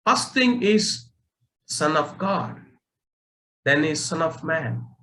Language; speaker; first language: English; non-native, local second language; Telugu